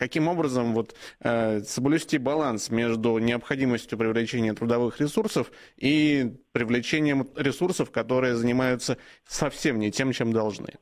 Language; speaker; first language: Russian; native; Russian